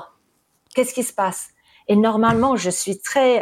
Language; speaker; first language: French; early bilingual, heritage; English